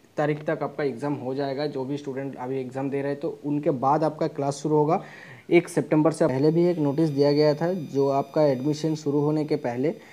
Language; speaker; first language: Hindi; non-native, local second language; Bangla